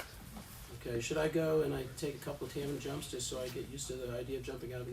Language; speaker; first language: English; native; English